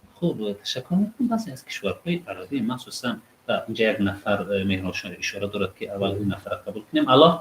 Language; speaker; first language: Tajik; native; Tajik